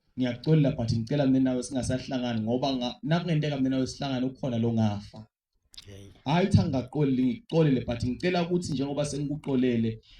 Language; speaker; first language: Zulu; non-native, local second language; Swati